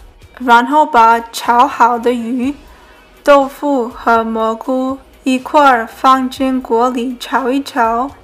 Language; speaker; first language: Chinese; early bilingual, heritage; Chinese